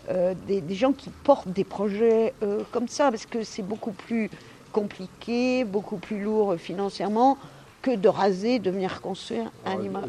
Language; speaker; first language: French; native; French